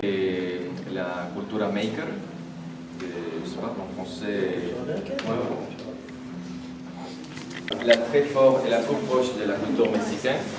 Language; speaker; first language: French; non-native, fluent; Spanish